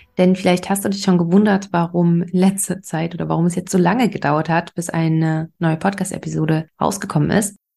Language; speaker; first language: German; native; German